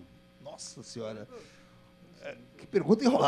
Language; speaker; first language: Portuguese; native; Portuguese